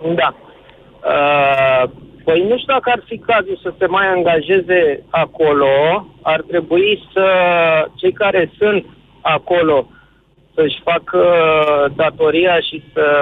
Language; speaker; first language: Romanian; native; Romanian